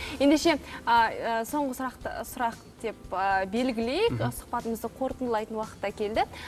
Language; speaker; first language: Kazakh; native; Kazakh